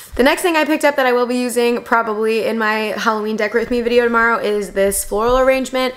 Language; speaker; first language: English; native; English